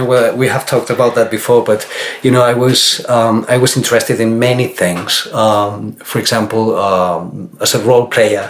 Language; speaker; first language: English; non-native, fluent; Spanish